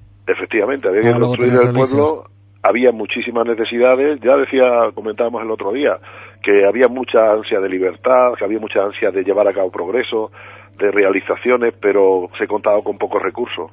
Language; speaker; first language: Spanish; native; Spanish